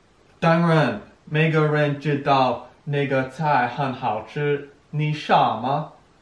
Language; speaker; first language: Chinese; non-native, learner; English